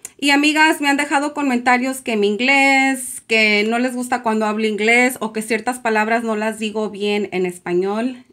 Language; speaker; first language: Spanish; early bilingual, heritage; Spanish